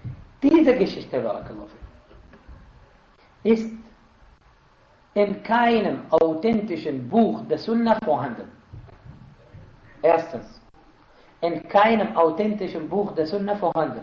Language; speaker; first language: German; non-native, fluent; Arabic